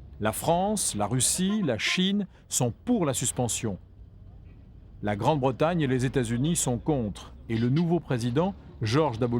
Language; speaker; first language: French; native; French